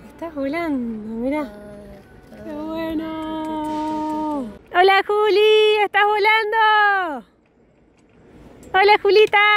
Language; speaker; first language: Spanish; native; Spanish